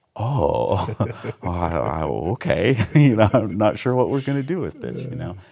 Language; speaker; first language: English; native; English